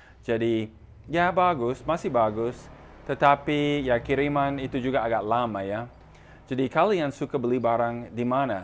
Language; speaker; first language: Indonesian; non-native, fluent; English